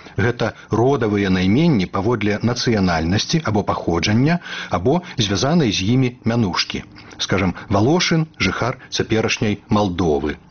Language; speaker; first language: Belarusian; native; Belarusian